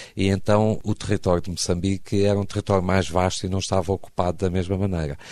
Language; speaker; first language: Portuguese; native; Portuguese